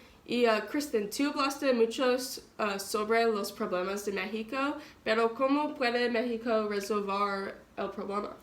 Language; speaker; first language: Spanish; non-native, learner; English